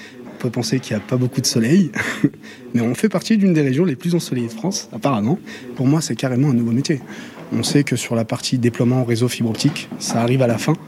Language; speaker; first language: French; native; French